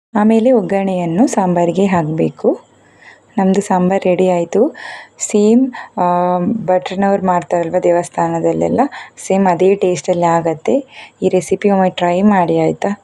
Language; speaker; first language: Kannada; non-native, local second language; Tulu